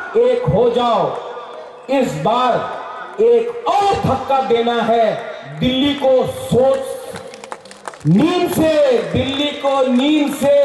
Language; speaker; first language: Hindi; non-native, local second language; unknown